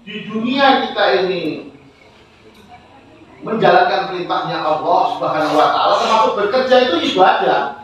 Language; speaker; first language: Indonesian; native; Indonesian